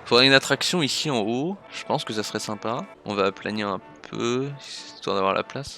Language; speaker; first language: French; native; French